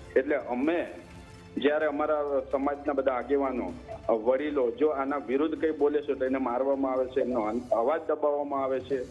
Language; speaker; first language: Gujarati; non-native, local second language; Gamit